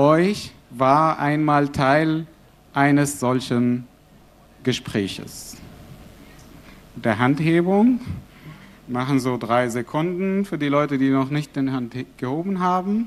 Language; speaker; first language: German; non-native, fluent; Arabic